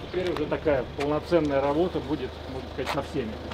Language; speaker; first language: Russian; native; Russian